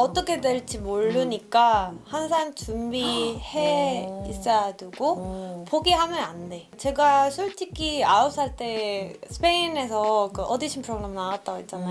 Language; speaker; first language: Korean; non-native, fluent; Spanish